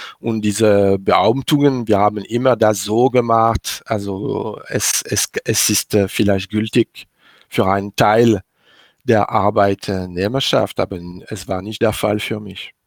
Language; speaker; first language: German; non-native, learner; French